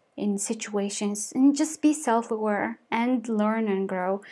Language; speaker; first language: English; non-native, fluent; Mongolian